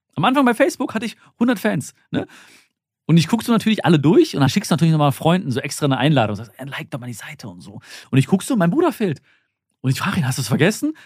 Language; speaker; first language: German; early bilingual, other home language; Malayalam